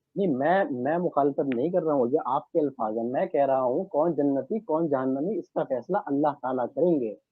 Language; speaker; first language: Urdu; native; Urdu